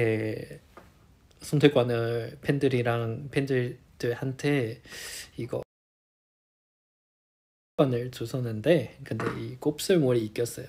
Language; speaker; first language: Korean; non-native, fluent; Chinese